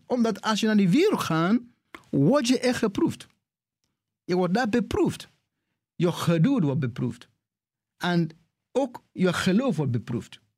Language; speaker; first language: Dutch; non-native, fluent; English